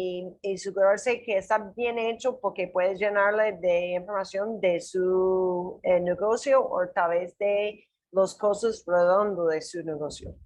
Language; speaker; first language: Spanish; non-native, learner; English